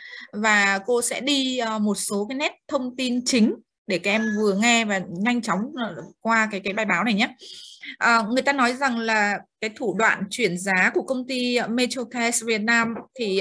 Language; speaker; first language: Vietnamese; native; Vietnamese